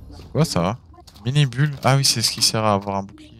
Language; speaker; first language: French; native; French